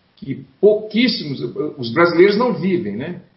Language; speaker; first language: Portuguese; native; Portuguese